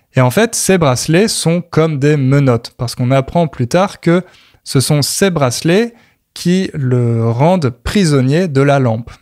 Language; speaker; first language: French; native; French